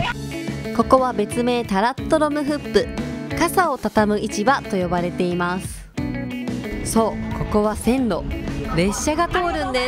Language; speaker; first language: Japanese; native; Japanese